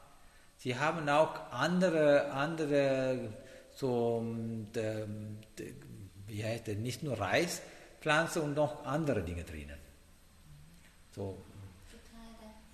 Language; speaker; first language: German; non-native, learner; Sinhala